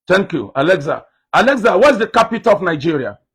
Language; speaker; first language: English; non-native, local second language; Yoruba